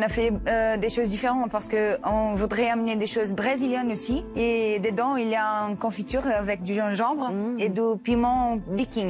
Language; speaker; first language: French; non-native, learner; Portuguese